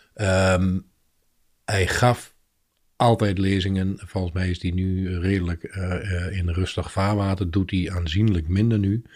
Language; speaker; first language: Dutch; native; Dutch